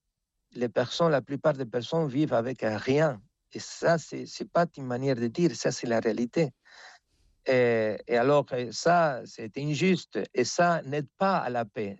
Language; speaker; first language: French; non-native, fluent; Spanish